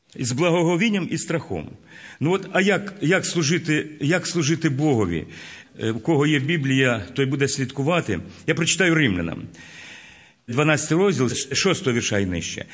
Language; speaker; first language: Ukrainian; native; Ukrainian